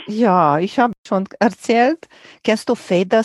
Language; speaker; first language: German; non-native, fluent; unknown